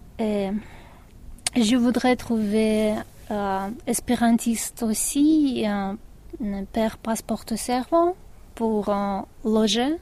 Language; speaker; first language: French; non-native, learner; Russian